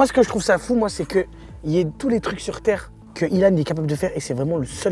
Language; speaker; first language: French; native; French